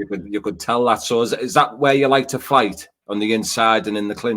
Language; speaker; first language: English; native; English